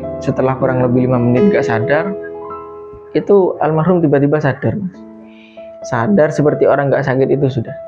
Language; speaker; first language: Indonesian; non-native, local second language; Madurese